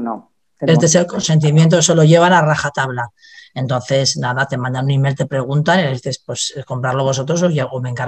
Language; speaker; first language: Spanish; native; Spanish